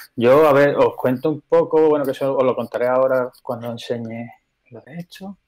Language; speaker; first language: Spanish; native; Spanish